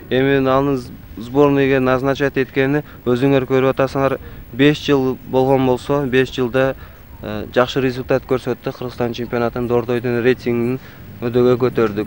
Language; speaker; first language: Kyrgyz; non-native, local second language; Tajik